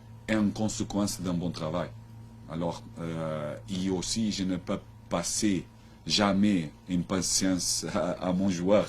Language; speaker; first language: French; non-native, learner; Portuguese